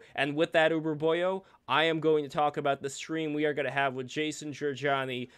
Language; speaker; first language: English; early bilingual, other home language; Russian